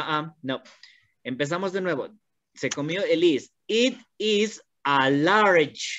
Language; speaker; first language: Spanish; native; Spanish